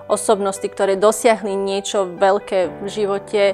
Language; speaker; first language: Slovak; non-native, fluent; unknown